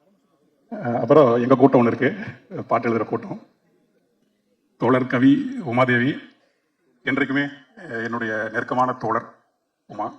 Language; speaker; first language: Tamil; native; Tamil